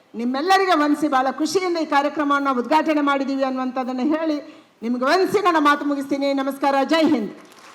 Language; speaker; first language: Kannada; non-native, local second language; Tulu